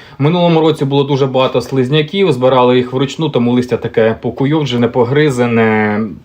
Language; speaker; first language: Ukrainian; native; Ukrainian